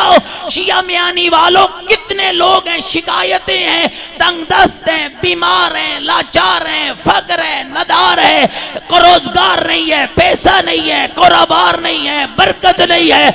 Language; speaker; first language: Urdu; native; Urdu